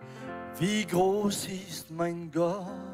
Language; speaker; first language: German; non-native, fluent; French